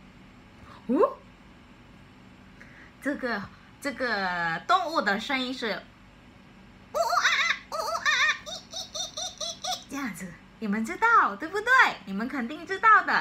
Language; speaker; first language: Chinese; non-native, fluent; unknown